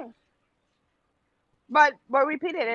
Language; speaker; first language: English; non-native, local second language; Spanish